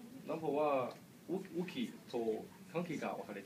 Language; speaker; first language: Japanese; non-native, learner; Vietnamese